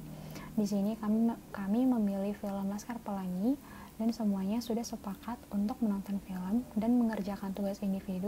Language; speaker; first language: Indonesian; native; Indonesian